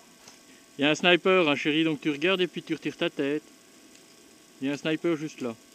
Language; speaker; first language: French; native; French